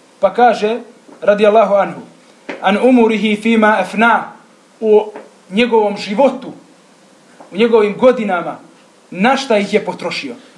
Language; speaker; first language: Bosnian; native; Bosnian